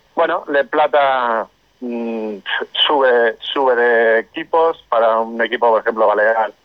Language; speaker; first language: Spanish; non-native, local second language; Catalan